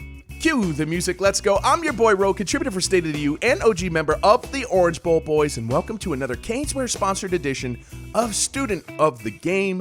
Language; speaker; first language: English; native; English